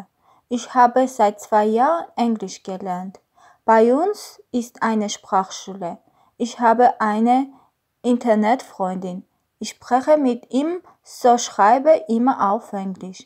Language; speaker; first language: German; non-native, learner; Armenian